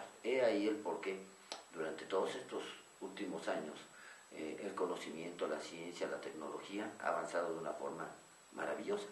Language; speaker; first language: Spanish; native; Spanish